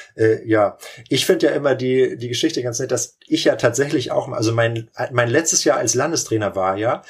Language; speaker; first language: German; native; German